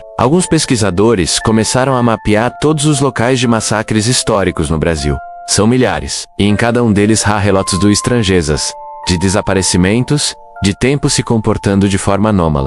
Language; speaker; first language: Portuguese; native; Portuguese